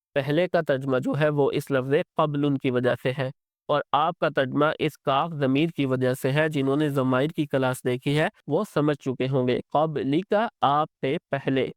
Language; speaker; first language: Urdu; native; Urdu